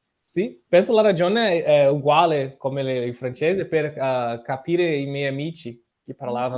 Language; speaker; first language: Italian; non-native, fluent; Portuguese